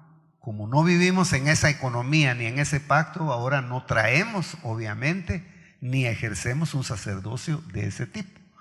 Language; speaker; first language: Spanish; native; Spanish